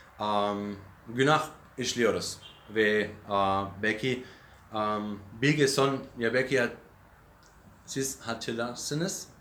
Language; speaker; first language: Turkish; non-native, learner; German